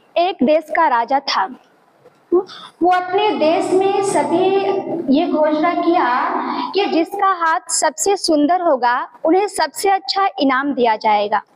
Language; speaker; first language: Hindi; native; Hindi